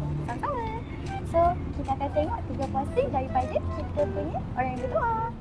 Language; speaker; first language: Malay; native; Malay